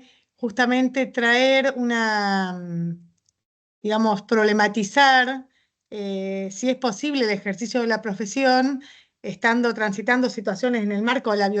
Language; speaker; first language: Spanish; native; Spanish